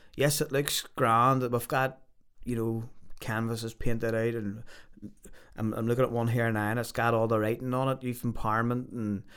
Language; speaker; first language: English; native; English